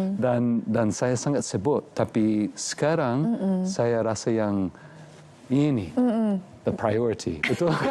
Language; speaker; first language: Malay; non-native, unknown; English